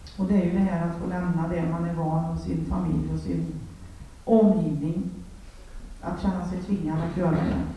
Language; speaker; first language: Swedish; native; Swedish